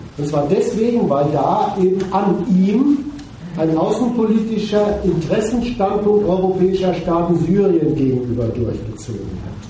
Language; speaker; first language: German; native; German